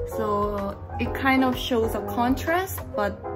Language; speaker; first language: English; non-native, fluent; Korean